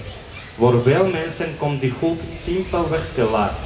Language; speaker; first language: Dutch; non-native, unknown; Georgian